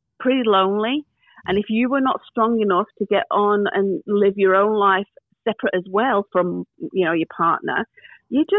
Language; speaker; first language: English; native; English